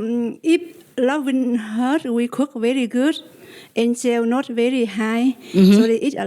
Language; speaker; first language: English; non-native, learner; Vietnamese